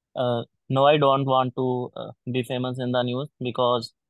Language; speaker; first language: English; non-native, local second language; Punjabi